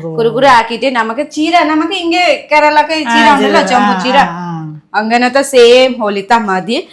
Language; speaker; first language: Malayalam; non-native, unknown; Nepali